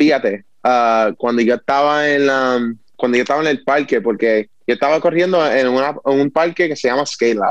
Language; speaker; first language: Spanish; early bilingual, heritage; Spanish